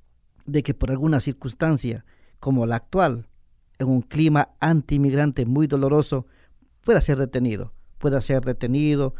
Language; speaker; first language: Spanish; native; Spanish